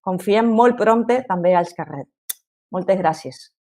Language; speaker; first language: Catalan; non-native, local second language; Spanish